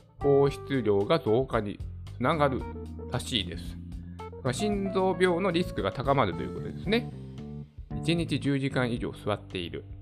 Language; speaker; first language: Japanese; native; Japanese